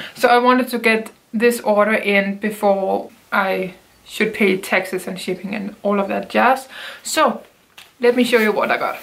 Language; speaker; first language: English; non-native, fluent; Danish